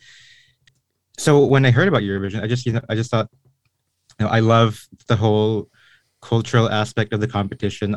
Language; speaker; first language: English; non-native, local second language; Filipino